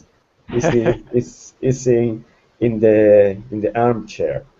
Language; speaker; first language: English; non-native, fluent; Spanish